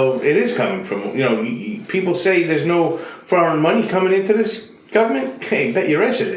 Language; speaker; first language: English; native; English